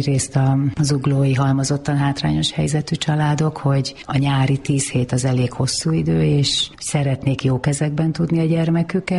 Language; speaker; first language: Hungarian; native; Hungarian